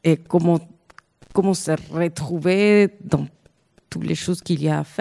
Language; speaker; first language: French; non-native, fluent; Spanish